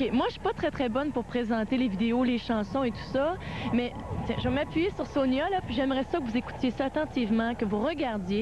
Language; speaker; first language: French; native; French